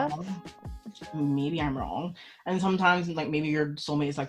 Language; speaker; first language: English; native; English